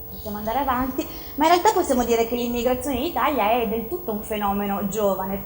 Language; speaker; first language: Italian; early bilingual, other home language; Persian